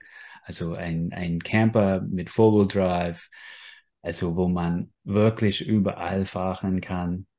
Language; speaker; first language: German; non-native, fluent; English